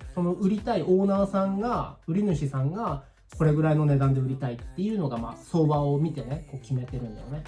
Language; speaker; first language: Japanese; native; Japanese